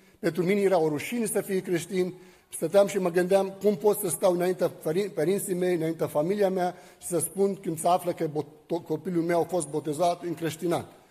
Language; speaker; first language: Romanian; non-native, fluent; Arabic